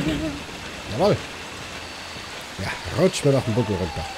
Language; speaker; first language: German; native; German